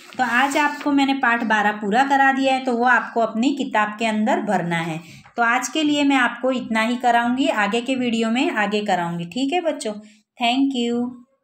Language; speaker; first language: Hindi; non-native, local second language; Gujarati